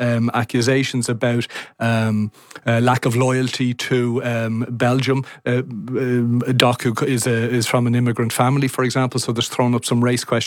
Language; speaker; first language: English; native; English